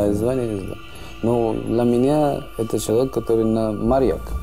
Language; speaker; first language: Russian; non-native, learner; Persian